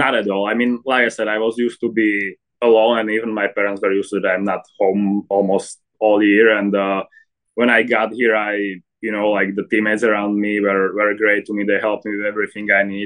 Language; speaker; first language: English; non-native, fluent; Slovak